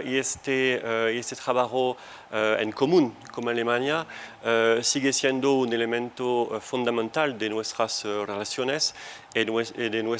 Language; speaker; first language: Spanish; non-native, fluent; French